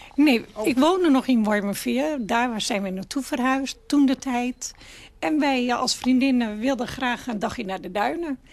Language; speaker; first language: Dutch; native; Dutch